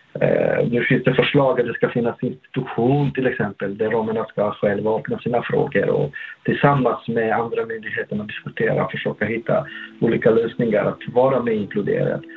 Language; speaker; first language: Swedish; non-native, fluent; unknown